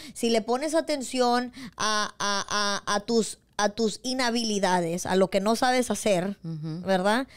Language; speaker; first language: Spanish; early bilingual, other home language; English